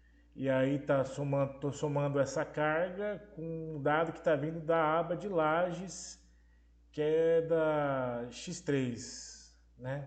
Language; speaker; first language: Portuguese; native; Portuguese